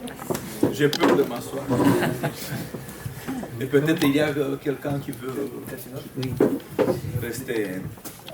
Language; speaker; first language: French; non-native, fluent; Romanian